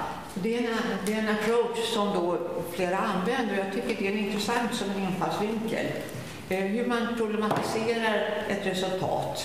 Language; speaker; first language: Swedish; native; Swedish